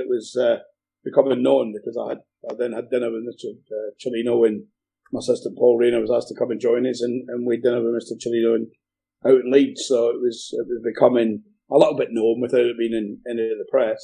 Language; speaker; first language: English; native; English